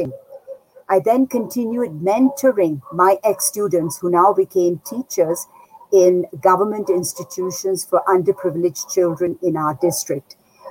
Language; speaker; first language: English; non-native, local second language; Nepali